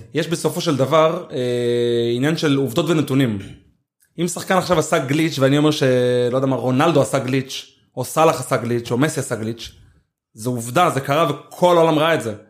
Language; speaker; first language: Hebrew; native; Hebrew